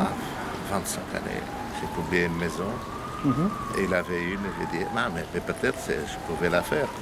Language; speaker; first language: French; non-native, learner; Portuguese